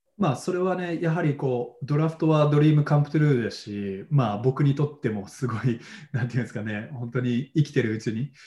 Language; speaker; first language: Japanese; native; Japanese